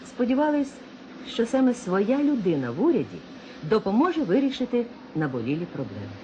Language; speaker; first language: Ukrainian; native; Ukrainian